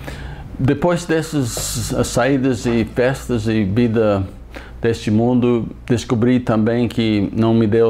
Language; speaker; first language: Portuguese; non-native, fluent; English